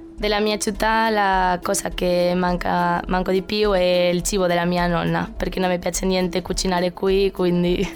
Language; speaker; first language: Italian; non-native, learner; Spanish